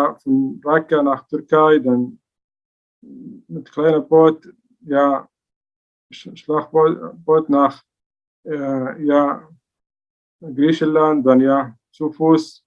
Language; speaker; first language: German; non-native, learner; Arabic